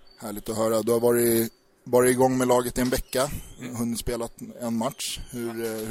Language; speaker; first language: Swedish; native; Swedish